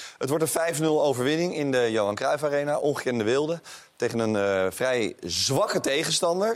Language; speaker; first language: Dutch; native; Dutch